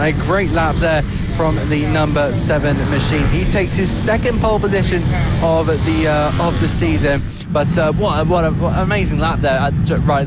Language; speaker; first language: English; native; English